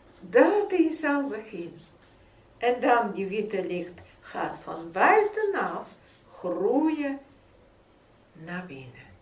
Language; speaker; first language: Dutch; non-native, fluent; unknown